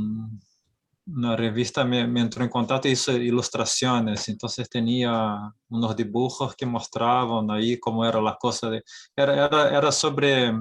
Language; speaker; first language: Spanish; non-native, fluent; Portuguese